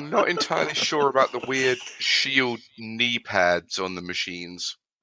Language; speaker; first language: English; native; English